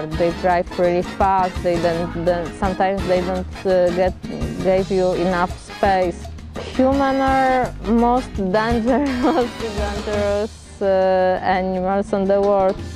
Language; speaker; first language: English; non-native, learner; Polish